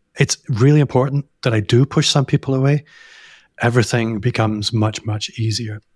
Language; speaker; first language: English; native; English